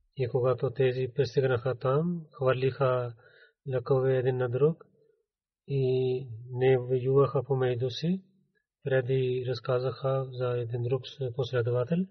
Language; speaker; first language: Bulgarian; non-native, learner; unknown